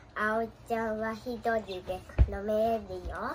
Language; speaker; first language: Japanese; non-native, learner; Filipino